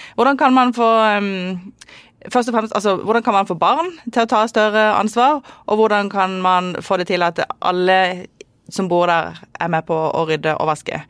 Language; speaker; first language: Norwegian; native; Norwegian